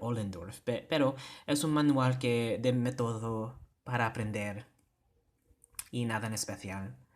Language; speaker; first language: Spanish; non-native, learner; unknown